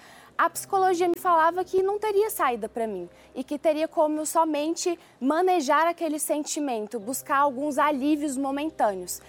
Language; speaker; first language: Portuguese; early bilingual, other home language; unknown